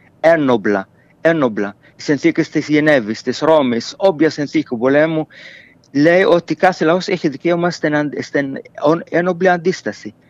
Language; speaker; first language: Greek; non-native, fluent; Arabic